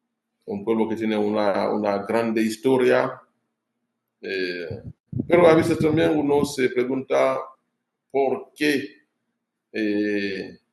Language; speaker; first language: Spanish; non-native, fluent; Haitian Creole